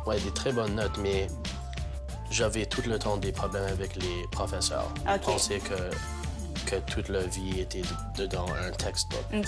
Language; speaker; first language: French; non-native, local second language; English